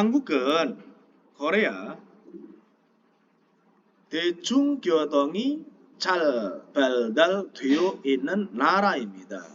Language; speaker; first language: Korean; non-native, fluent; Indonesian